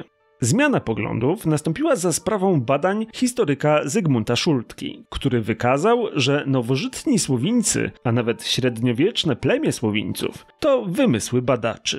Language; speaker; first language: Polish; native; Polish